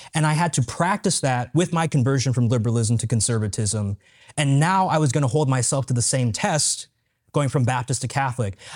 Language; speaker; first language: English; native; English